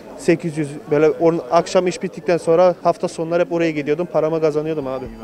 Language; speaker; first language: Turkish; early bilingual, heritage; Turkish